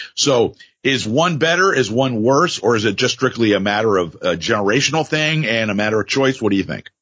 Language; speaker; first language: English; native; English